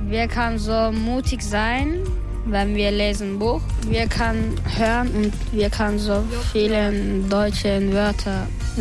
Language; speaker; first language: German; non-native, learner; Turkish